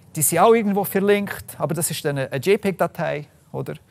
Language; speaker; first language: German; non-native, fluent; English